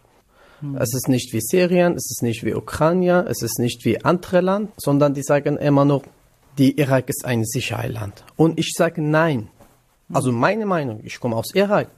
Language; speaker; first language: German; non-native, learner; Kurdish